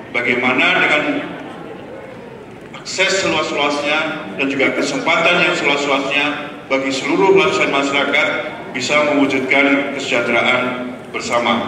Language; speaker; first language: Indonesian; native; Indonesian